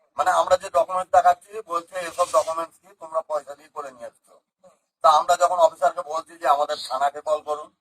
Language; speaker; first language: Bangla; native; Bangla